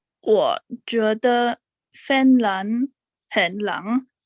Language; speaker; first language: Chinese; non-native, learner; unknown